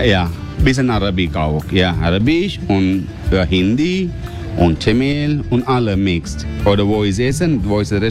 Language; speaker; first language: German; non-native, learner; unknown